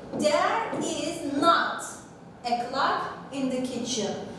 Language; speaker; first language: English; non-native, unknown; Turkish